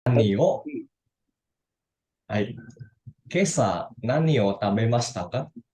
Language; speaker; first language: Japanese; non-native, fluent; Indonesian